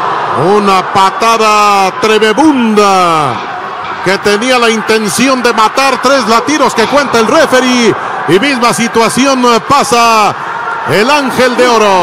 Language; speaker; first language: Spanish; native; Spanish